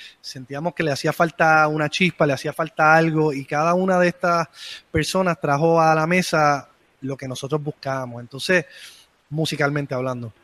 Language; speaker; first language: Spanish; native; Spanish